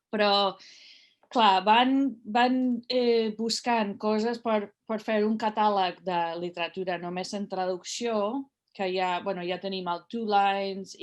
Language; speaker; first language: Catalan; non-native, fluent; English